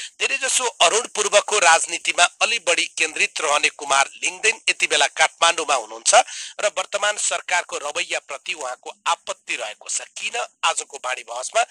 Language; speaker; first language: Nepali; native; Nepali